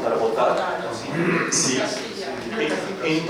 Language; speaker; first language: Spanish; non-native, fluent; Arabic